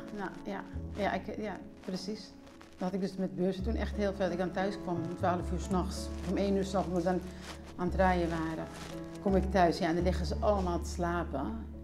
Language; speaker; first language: Dutch; early bilingual, other home language; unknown